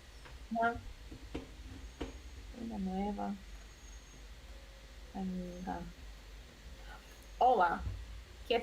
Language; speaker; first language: Spanish; non-native, learner; Russian